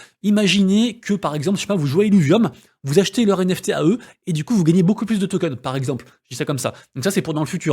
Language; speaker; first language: French; native; French